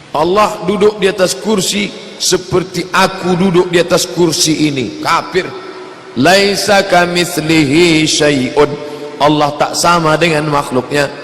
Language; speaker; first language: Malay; native; Malay